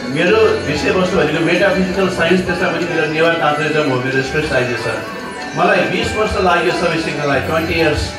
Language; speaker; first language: Nepali; non-native, local second language; Newari